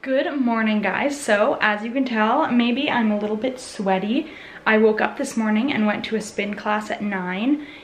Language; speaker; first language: English; native; English